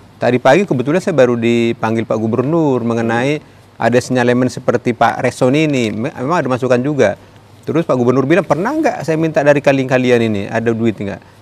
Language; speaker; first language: Indonesian; native; Indonesian